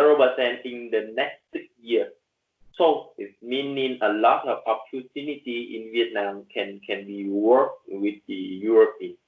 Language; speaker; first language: English; non-native, learner; Vietnamese